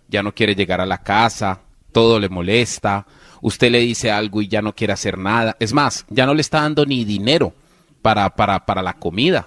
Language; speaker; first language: Spanish; native; Spanish